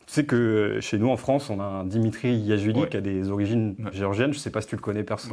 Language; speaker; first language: French; native; French